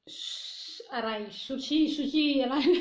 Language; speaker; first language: Thai; non-native, local second language; Northeastern Thai